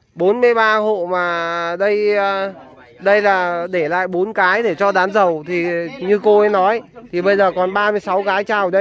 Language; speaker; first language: Vietnamese; native; Vietnamese